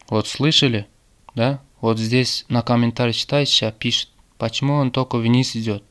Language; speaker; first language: Russian; non-native, learner; Turkmen